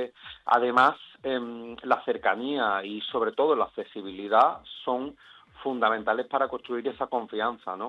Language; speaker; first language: Spanish; native; Spanish